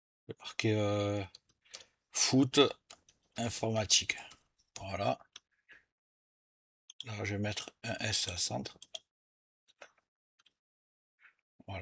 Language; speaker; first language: French; native; French